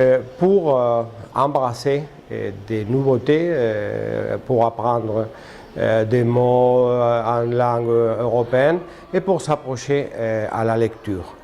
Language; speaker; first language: French; non-native, fluent; Spanish